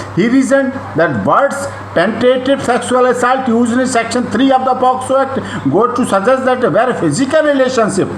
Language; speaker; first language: English; non-native, local second language; Hindi